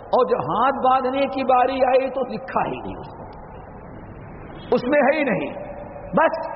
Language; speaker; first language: Urdu; native; Urdu